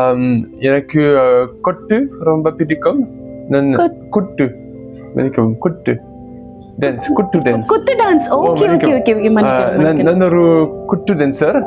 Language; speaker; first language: Tamil; non-native, learner; French